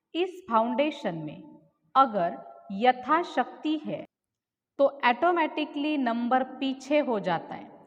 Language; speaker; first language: Hindi; non-native, local second language; Marathi